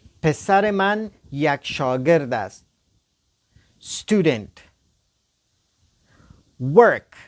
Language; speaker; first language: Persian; non-native, local second language; Pashto